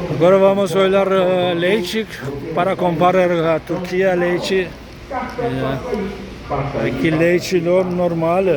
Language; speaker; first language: Portuguese; non-native, learner; Turkish